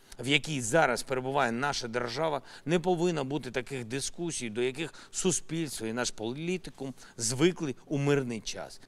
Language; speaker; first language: Ukrainian; non-native, local second language; Russian